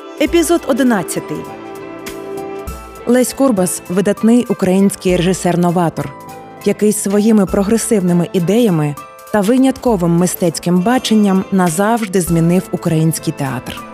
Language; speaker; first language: Ukrainian; native; Ukrainian